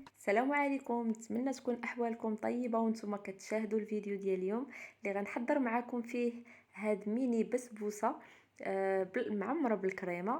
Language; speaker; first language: Arabic; native; Arabic